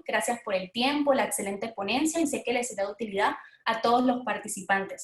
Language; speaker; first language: Spanish; native; Spanish